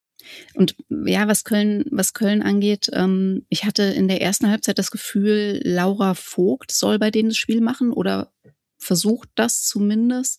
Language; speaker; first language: German; native; German